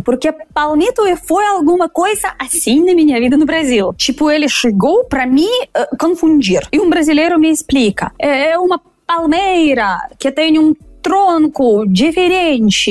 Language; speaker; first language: Portuguese; non-native, fluent; Russian